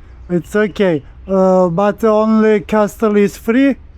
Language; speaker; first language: English; non-native, learner; Turkish